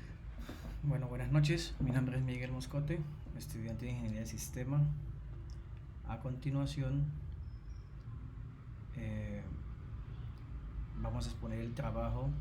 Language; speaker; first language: Spanish; native; Spanish